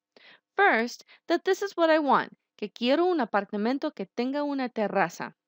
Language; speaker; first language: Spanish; non-native, fluent; English